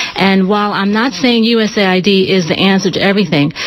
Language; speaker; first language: English; native; English